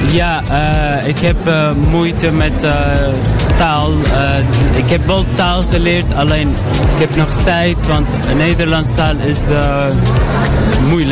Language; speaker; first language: Dutch; non-native, learner; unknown